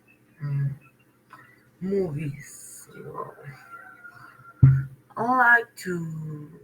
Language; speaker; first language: English; non-native, learner; Spanish